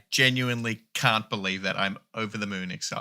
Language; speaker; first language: English; native; English